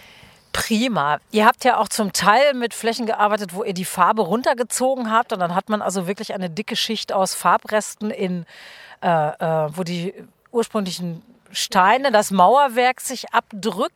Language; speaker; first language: German; native; German